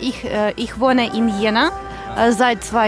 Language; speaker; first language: German; non-native, learner; Ukrainian